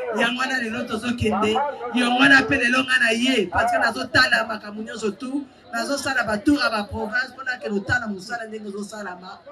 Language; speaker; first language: Lingala; non-native, local second language; Kongo